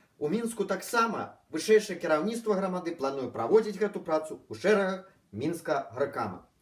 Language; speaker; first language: Belarusian; non-native, local second language; Russian